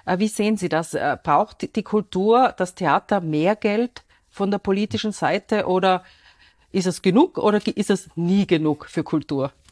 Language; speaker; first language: German; native; German